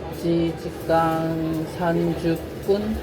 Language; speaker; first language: Japanese; non-native, learner; Korean